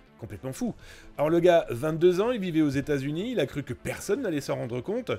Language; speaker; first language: French; native; French